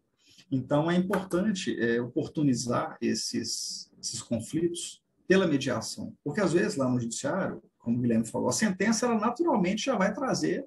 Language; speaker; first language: Portuguese; native; Portuguese